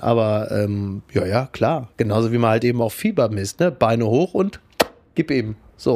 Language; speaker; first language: German; native; German